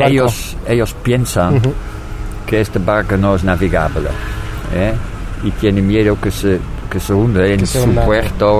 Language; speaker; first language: Spanish; non-native, fluent; Dutch